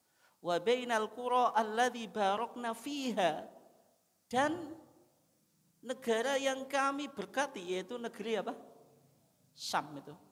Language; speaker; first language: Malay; non-native, local second language; Javanese